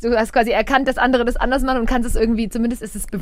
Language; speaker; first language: German; native; German